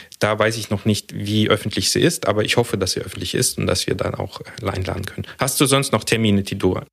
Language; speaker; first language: German; early bilingual, other home language; Russian